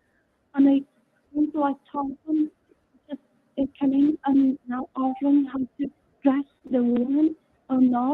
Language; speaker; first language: English; non-native, learner; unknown